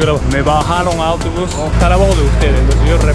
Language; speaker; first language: Spanish; non-native, learner; Japanese